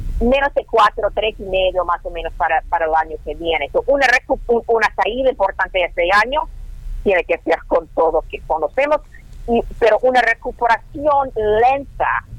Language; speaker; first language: Spanish; non-native, learner; English